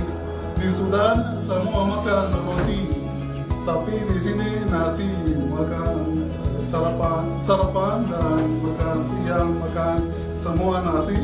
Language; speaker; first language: Indonesian; non-native, learner; Arabic